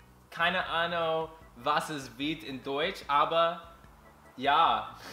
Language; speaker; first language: German; non-native, learner; English